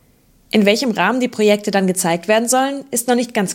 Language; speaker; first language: German; native; German